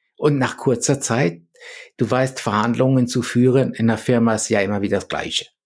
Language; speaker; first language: German; early bilingual, other home language; Polish